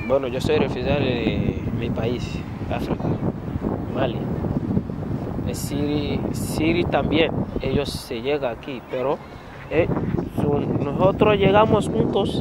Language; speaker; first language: Spanish; non-native, learner; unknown